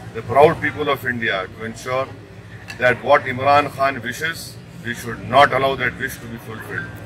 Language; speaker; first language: English; non-native, local second language; Urdu